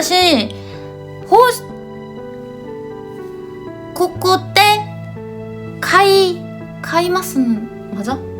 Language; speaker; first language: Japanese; non-native, learner; Korean